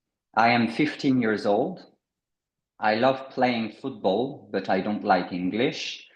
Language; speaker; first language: English; non-native, fluent; French